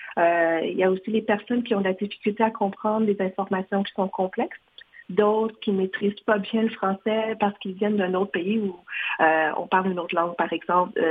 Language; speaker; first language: French; non-native, fluent; Vietnamese